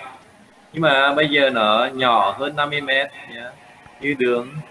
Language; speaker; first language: Vietnamese; native; Vietnamese